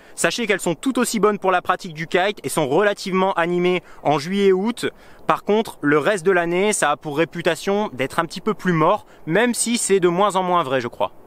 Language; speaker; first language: French; native; French